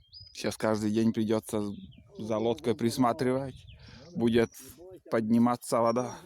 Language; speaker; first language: Russian; native; Russian